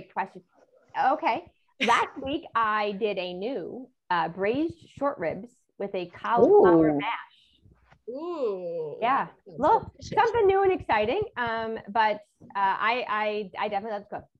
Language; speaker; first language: English; native; English